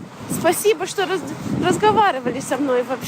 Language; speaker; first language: Russian; non-native, fluent; English